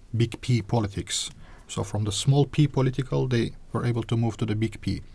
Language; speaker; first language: English; non-native, fluent; Azerbaijani